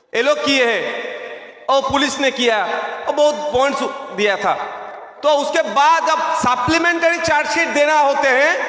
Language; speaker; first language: Hindi; non-native, local second language; Bangla